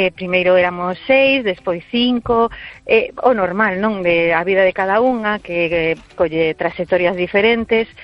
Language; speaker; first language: Galician; early bilingual, heritage; Galician